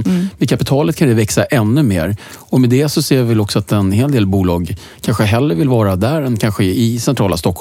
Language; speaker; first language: Swedish; native; Swedish